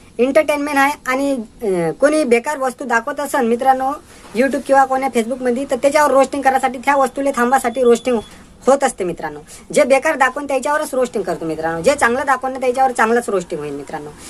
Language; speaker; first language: Marathi; non-native, local second language; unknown